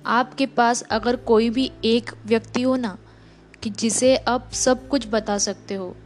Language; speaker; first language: Hindi; non-native, local second language; Marathi